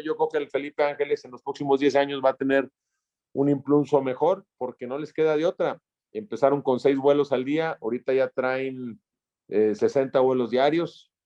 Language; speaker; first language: Spanish; native; Spanish